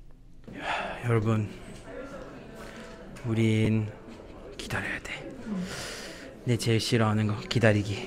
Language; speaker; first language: Korean; non-native, fluent; English